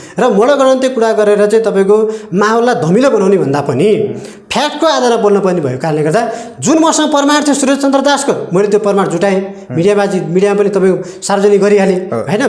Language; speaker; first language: Nepali; native; Nepali